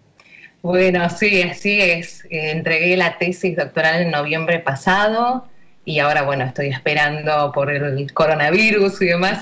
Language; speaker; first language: Spanish; native; Spanish